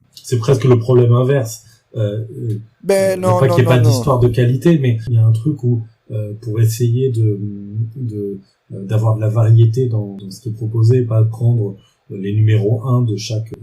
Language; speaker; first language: French; native; French